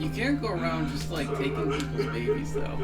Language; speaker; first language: English; native; English